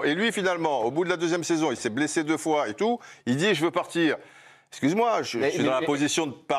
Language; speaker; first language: French; native; French